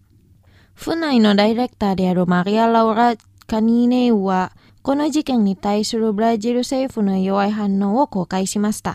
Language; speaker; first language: Japanese; non-native, fluent; Indonesian